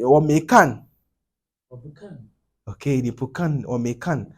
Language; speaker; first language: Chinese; non-native, learner; French